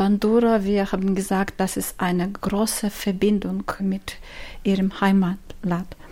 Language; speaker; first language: German; non-native, learner; Ukrainian